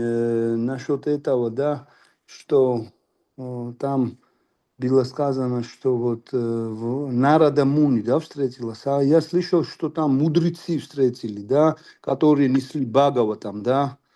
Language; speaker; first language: Russian; non-native, local second language; Georgian